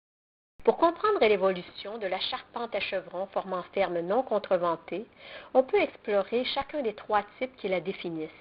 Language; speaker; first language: French; native; French